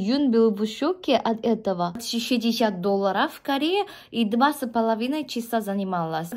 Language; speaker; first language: Russian; non-native, fluent; Korean